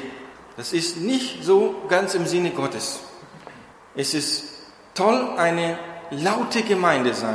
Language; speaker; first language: German; non-native, fluent; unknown